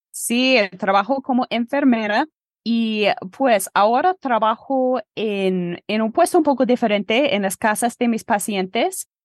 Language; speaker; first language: Spanish; non-native, fluent; English